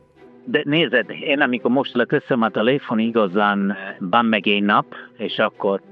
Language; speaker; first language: Hungarian; non-native, learner; Italian